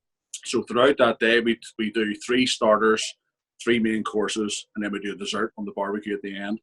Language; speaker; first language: English; native; English